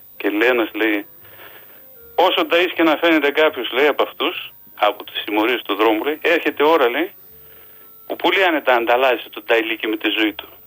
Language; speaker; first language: Greek; native; Greek